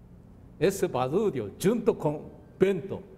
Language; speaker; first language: Portuguese; non-native, learner; Japanese